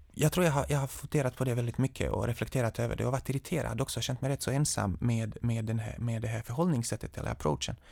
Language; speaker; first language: Swedish; non-native, fluent; Serbian